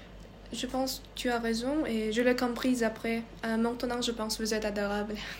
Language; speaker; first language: French; non-native, learner; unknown